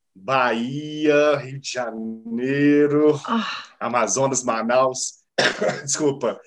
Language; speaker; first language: English; non-native, learner; Portuguese